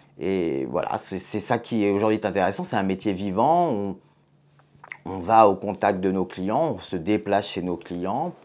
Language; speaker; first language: French; native; French